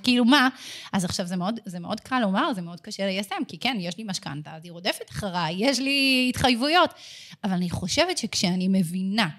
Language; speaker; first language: Hebrew; native; Hebrew